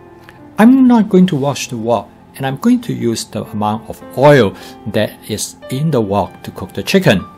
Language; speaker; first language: English; non-native, fluent; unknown